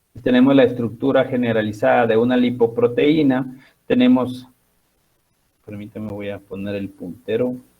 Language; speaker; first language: Spanish; native; Spanish